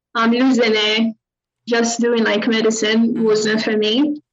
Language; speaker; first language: English; non-native, fluent; Arabic